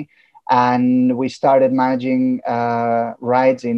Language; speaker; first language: English; non-native, fluent; Catalan